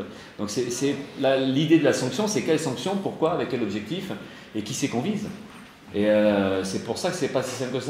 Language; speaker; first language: French; native; French